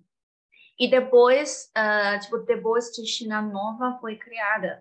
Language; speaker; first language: Portuguese; non-native, fluent; Chinese